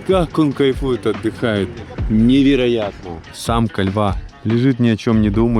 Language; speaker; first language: Russian; native; Russian